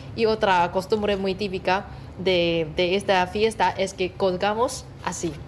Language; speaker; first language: Spanish; non-native, fluent; Chinese